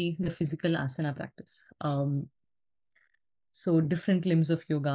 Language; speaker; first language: English; non-native, local second language; Hindi